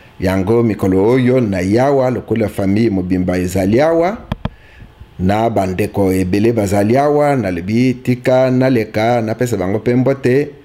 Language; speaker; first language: Lingala; native; Lingala